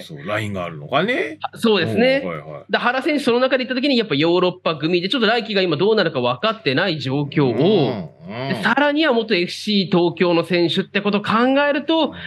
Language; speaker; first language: Japanese; native; Japanese